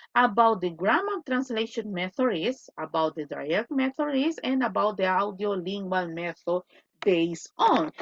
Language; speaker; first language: English; non-native, fluent; Spanish